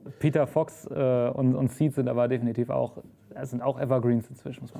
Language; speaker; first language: German; native; German